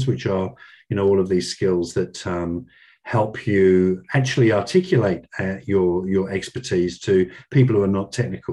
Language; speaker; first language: English; native; English